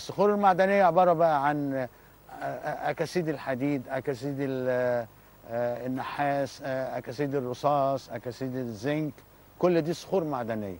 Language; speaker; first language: Arabic; native; Arabic